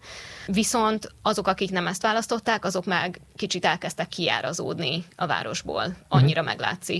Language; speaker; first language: Hungarian; native; Hungarian